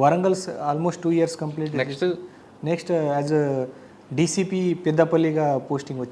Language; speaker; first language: Telugu; non-native, fluent; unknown